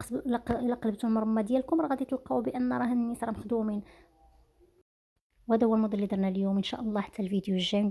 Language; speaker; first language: Arabic; native; Arabic